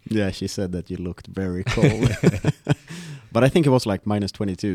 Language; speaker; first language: English; non-native, fluent; Swedish